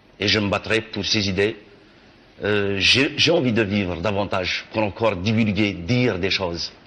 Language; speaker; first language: French; non-native, local second language; Kabyle